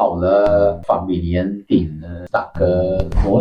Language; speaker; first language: Norwegian; non-native, learner; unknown